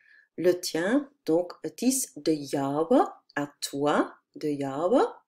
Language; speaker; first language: Dutch; non-native, fluent; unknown